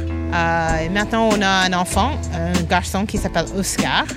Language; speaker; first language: French; non-native, fluent; English